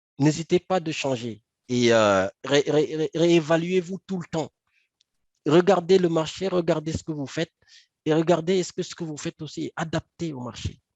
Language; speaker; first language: French; non-native, local second language; Wolof